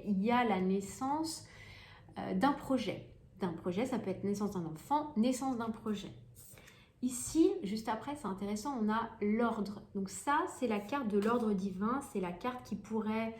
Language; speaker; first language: French; native; French